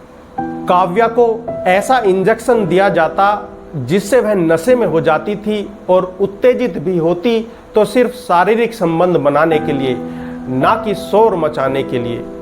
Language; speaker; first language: Hindi; native; Hindi